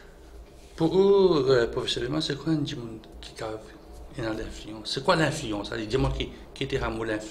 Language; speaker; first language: French; non-native, local second language; Morisyen